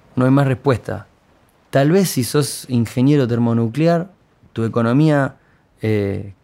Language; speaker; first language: Spanish; native; Spanish